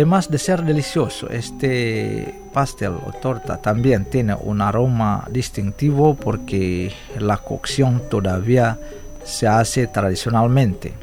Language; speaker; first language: Spanish; non-native, fluent; Indonesian